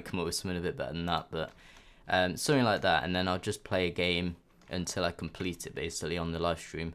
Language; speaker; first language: English; native; English